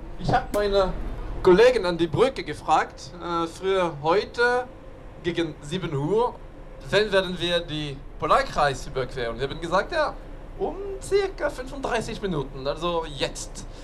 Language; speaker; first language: German; non-native, learner; Norwegian